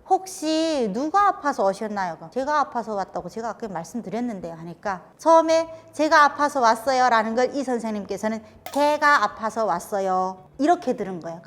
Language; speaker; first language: Korean; native; Korean